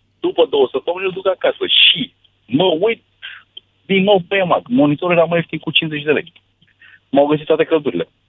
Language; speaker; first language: Romanian; native; Romanian